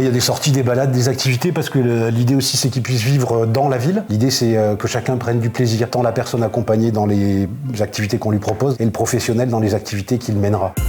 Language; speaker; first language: French; native; French